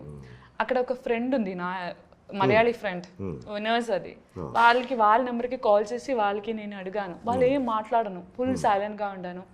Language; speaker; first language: Telugu; non-native, learner; Malayalam